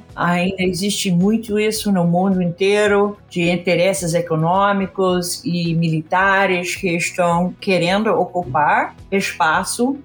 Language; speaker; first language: Portuguese; non-native, fluent; English